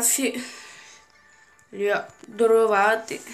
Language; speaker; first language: Italian; native; Italian